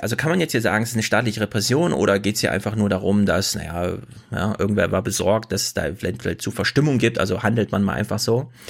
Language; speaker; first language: German; native; German